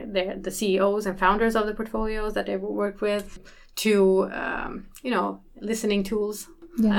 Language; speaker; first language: English; early bilingual, other home language; Swedish